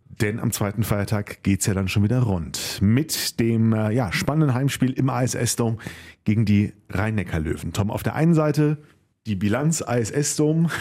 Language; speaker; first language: German; native; German